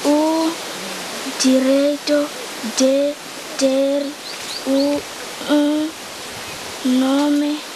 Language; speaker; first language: Portuguese; non-native, local second language; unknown